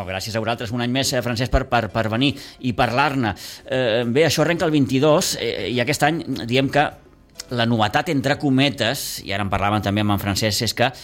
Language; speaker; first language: Catalan; native; Catalan